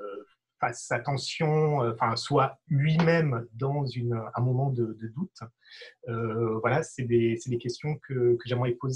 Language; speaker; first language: French; native; French